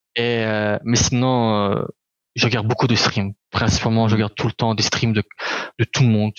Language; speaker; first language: French; native; French